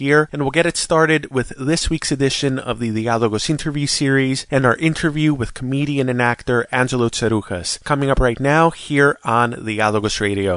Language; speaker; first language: English; early bilingual, other home language; Greek